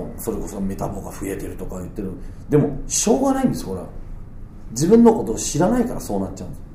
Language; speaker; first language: Japanese; non-native, fluent; Danish